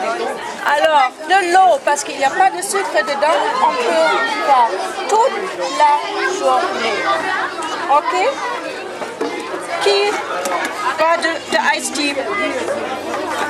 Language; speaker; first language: French; non-native, fluent; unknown